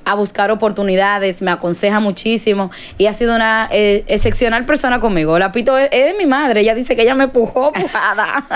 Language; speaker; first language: Spanish; native; Spanish